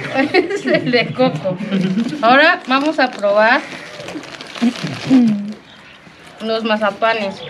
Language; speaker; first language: Spanish; native; Spanish